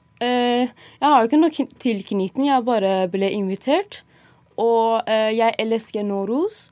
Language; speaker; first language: Norwegian; non-native, fluent; Persian